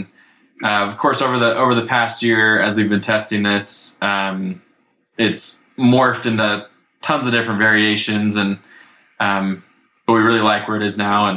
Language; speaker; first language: English; native; English